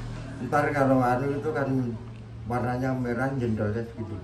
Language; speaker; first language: Indonesian; non-native, local second language; Javanese